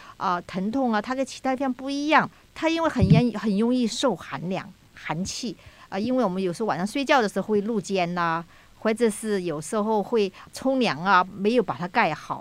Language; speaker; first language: Chinese; native; Chinese